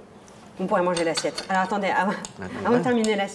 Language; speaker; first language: French; native; French